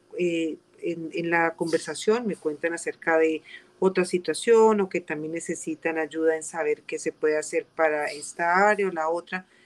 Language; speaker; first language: Spanish; native; Spanish